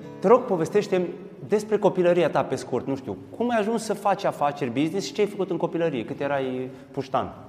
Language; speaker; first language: Romanian; native; Romanian